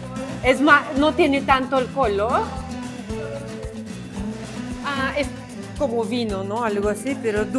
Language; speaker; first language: Spanish; non-native, fluent; Russian